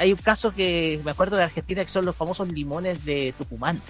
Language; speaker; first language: Spanish; native; Spanish